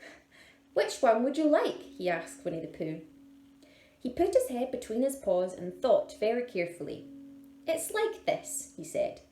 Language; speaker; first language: English; native; English